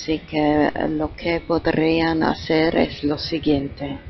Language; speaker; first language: Spanish; non-native, learner; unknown